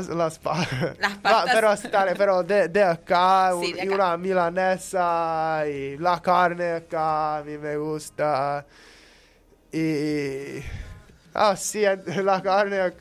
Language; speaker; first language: Spanish; non-native, learner; English